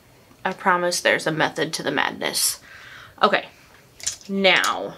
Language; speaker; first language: English; native; English